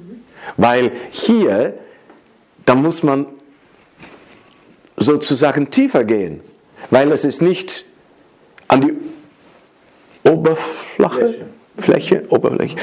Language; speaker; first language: German; non-native, fluent; Dutch